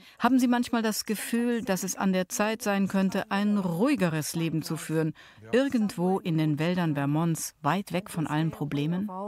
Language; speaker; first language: German; native; German